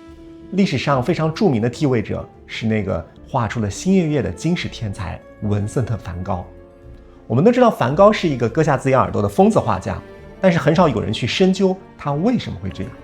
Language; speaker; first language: Chinese; native; Chinese